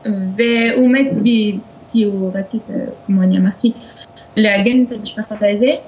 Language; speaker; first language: Hebrew; non-native, learner; French